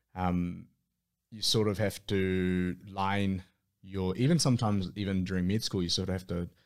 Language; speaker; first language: English; native; English